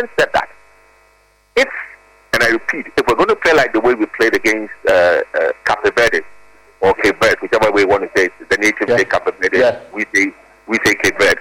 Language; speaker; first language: English; non-native, local second language; Akan